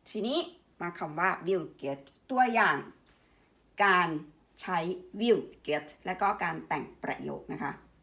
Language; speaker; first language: Thai; native; Thai